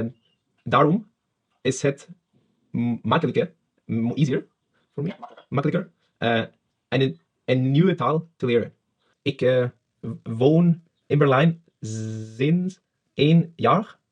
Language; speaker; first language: Dutch; non-native, learner; Spanish